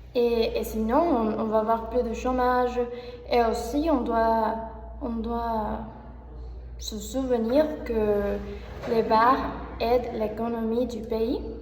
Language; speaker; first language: French; non-native, learner; Spanish